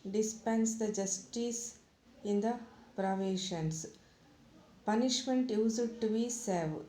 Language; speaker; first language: English; non-native, local second language; Kannada